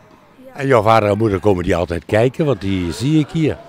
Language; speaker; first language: Dutch; native; Dutch